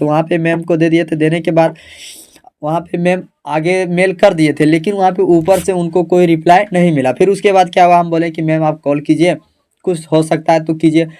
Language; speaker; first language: Hindi; native; Hindi